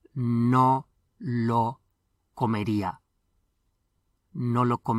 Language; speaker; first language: Spanish; non-native, fluent; English